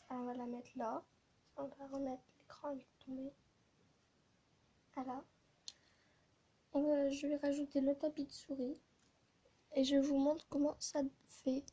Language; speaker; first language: French; native; French